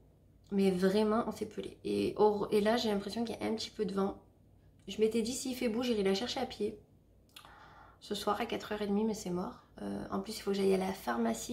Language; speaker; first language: French; native; French